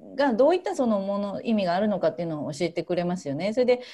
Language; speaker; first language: Japanese; native; Japanese